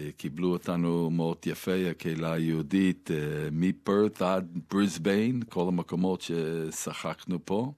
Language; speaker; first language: Hebrew; non-native, fluent; English